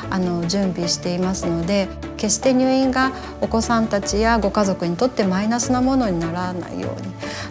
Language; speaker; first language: Japanese; native; Japanese